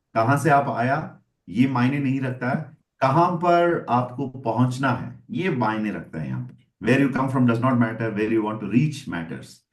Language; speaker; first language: Hindi; non-native, local second language; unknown